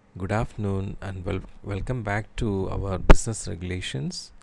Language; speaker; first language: English; non-native, local second language; Malayalam